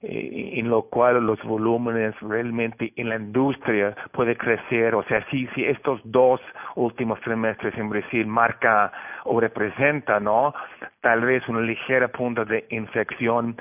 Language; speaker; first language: Spanish; non-native, fluent; Portuguese